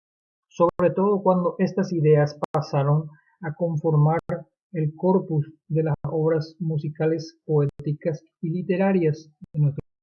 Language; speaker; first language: Spanish; native; Spanish